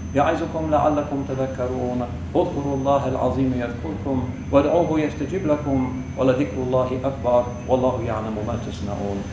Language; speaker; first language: Arabic; non-native, fluent; English